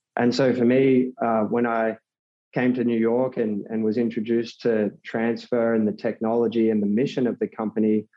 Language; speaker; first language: English; native; English